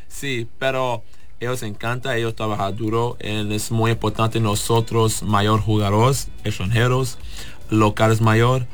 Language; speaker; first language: Spanish; non-native, learner; English